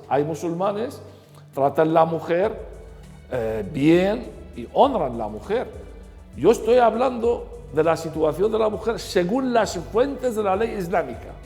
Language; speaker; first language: Spanish; non-native, fluent; Arabic